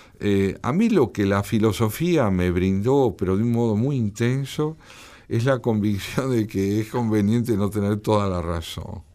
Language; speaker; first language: Spanish; native; Spanish